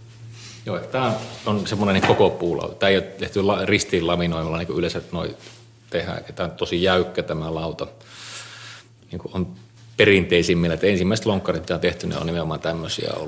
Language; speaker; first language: Finnish; native; Finnish